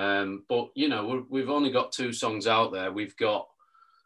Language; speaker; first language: English; native; English